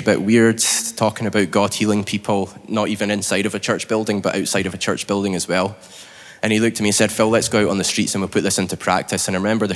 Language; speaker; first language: English; native; English